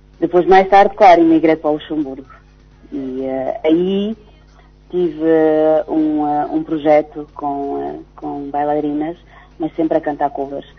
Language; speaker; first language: Portuguese; native; Portuguese